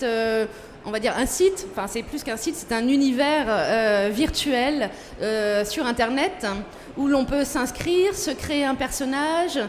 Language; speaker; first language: French; native; French